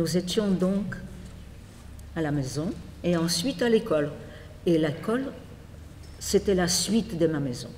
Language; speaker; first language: French; non-native, fluent; Polish